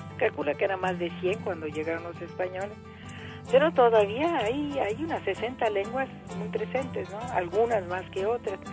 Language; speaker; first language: Spanish; non-native, local second language; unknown